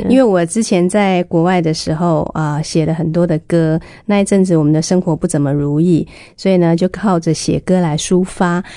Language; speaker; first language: Chinese; native; Chinese